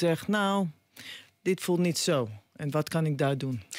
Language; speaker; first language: Dutch; native; Dutch